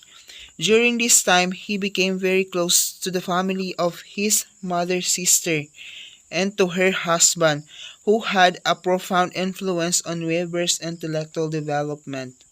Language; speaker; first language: English; non-native, local second language; Filipino